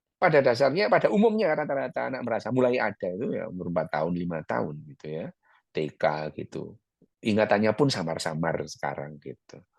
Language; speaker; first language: Indonesian; early bilingual, other home language; Arabic